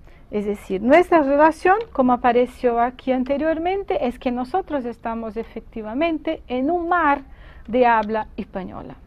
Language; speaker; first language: Spanish; non-native, fluent; Portuguese